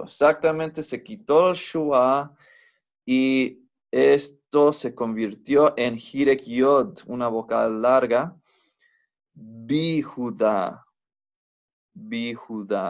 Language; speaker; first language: Spanish; non-native, fluent; English